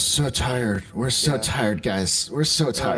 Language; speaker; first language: English; native; English